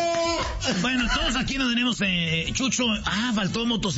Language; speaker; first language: Spanish; native; Spanish